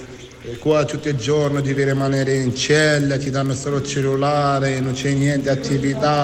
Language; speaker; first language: Italian; non-native, fluent; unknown